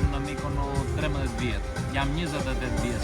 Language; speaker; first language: Albanian; early bilingual, heritage; Albanian